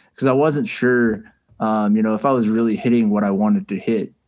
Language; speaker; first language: English; native; English